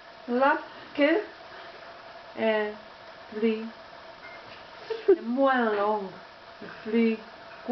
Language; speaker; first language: French; non-native, learner; Czech